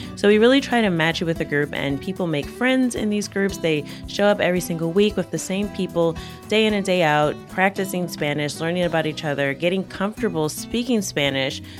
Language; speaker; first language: English; native; English